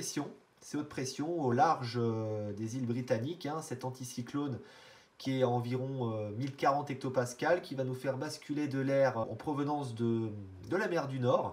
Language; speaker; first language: French; native; French